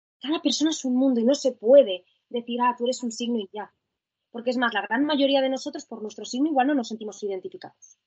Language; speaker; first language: Spanish; native; Spanish